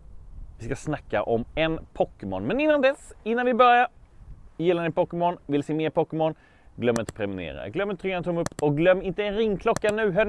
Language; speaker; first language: Swedish; native; Swedish